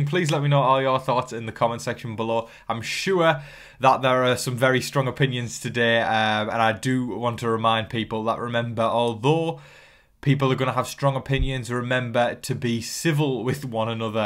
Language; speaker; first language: English; native; English